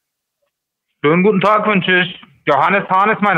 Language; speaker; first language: German; native; German